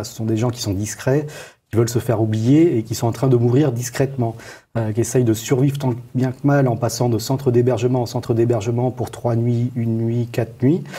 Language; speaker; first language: French; native; French